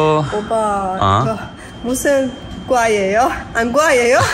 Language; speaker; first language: Korean; non-native, learner; Persian